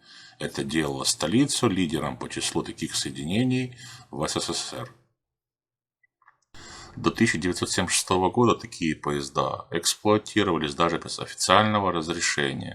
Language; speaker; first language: Russian; native; Russian